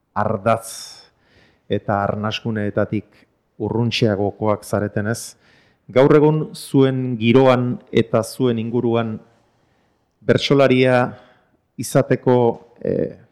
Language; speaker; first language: Basque; non-native, local second language; French